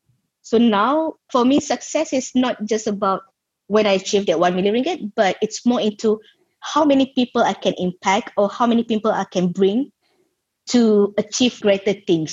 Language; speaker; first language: English; non-native, local second language; Malay